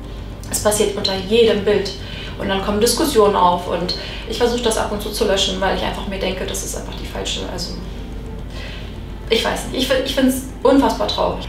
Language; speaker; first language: German; native; German